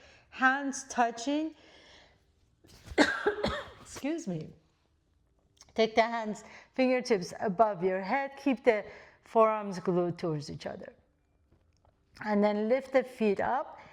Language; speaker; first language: English; native; English